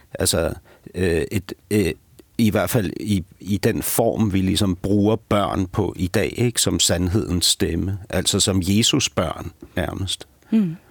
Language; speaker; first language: Danish; native; Danish